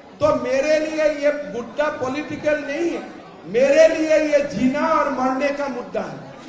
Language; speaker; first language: Hindi; non-native, local second language; Assamese